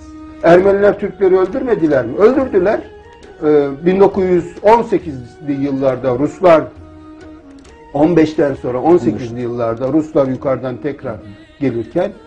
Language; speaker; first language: Turkish; native; Turkish